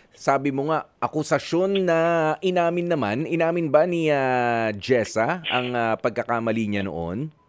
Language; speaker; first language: Filipino; native; Filipino